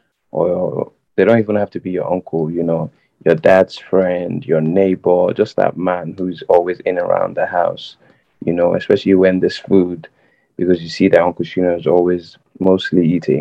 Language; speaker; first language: English; non-native, local second language; Yoruba